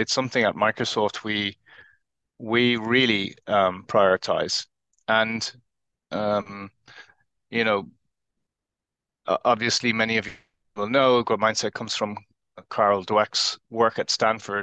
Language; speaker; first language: English; native; English